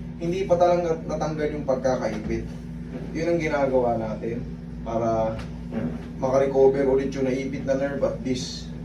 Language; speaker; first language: Filipino; native; Filipino